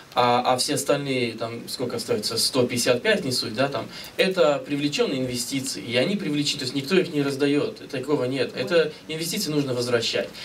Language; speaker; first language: Russian; native; Russian